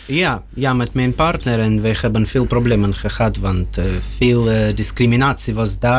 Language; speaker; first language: Dutch; non-native, learner; Russian